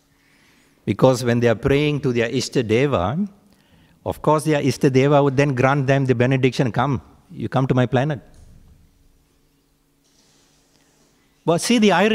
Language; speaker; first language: English; non-native, local second language; Tamil